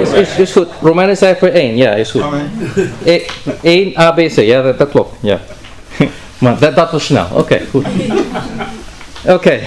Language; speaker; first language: Dutch; non-native, learner; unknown